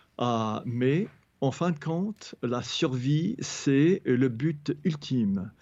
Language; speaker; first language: French; non-native, fluent; English